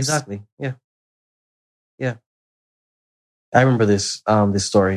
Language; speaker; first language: English; native; English